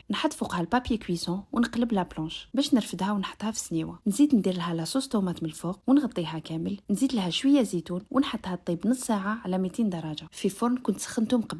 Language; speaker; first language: Arabic; native; Arabic